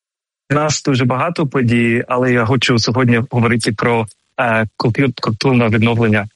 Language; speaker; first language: Ukrainian; non-native, learner; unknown